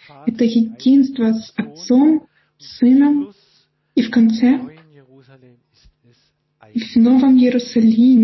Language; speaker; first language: Russian; non-native, fluent; German